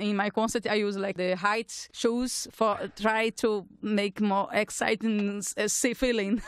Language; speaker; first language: English; non-native, learner; Portuguese